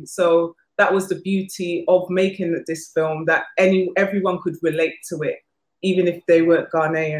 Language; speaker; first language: English; native; English